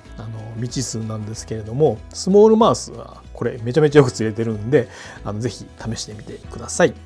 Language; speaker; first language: Japanese; native; Japanese